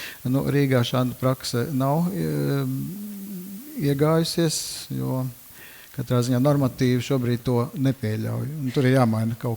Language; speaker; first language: Latvian; native; Latvian